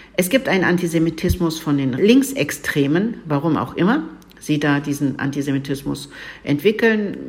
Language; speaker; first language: German; early bilingual, other home language; Turkish